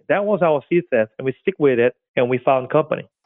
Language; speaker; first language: English; non-native, fluent; Korean